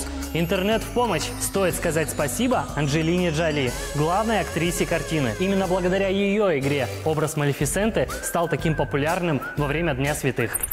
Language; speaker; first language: Russian; native; Russian